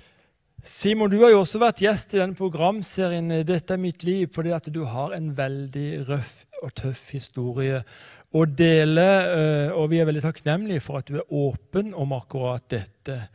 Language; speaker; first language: Norwegian; native; Norwegian